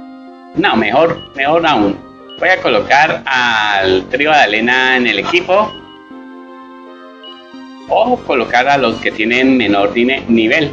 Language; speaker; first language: Spanish; native; Spanish